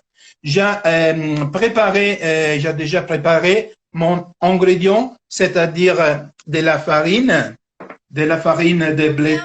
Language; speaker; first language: French; non-native, fluent; Italian